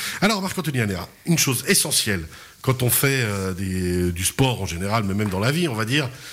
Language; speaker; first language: French; native; French